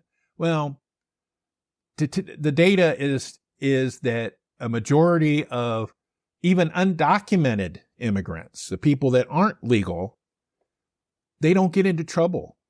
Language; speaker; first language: English; native; English